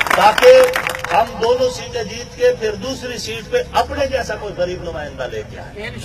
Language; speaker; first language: Urdu; non-native, local second language; Punjabi